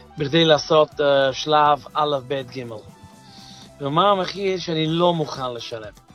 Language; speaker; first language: Hebrew; non-native, fluent; Yiddish